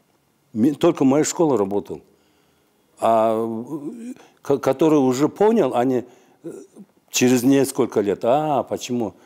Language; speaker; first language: Russian; non-native, local second language; Kyrgyz